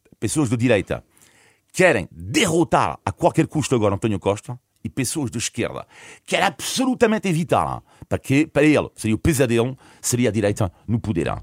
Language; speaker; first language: Portuguese; non-native, fluent; French